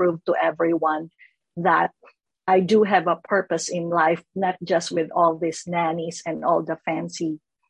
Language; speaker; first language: English; non-native, local second language; Filipino